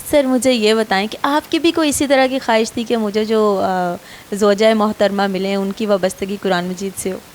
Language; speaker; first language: Urdu; native; Urdu